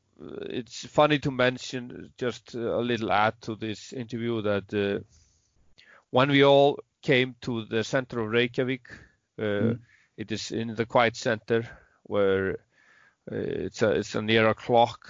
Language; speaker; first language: English; non-native, learner; Icelandic